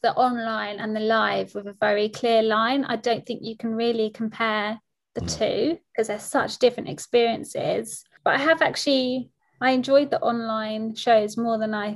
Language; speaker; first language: English; native; English